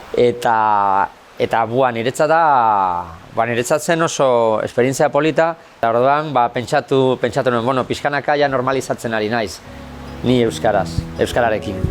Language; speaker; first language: Basque; non-native, fluent; Galician